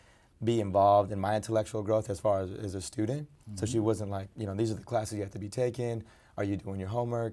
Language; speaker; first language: English; early bilingual, other home language; Spanish